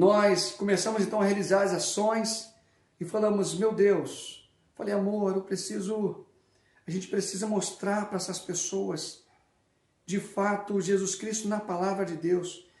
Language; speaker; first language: Portuguese; native; Portuguese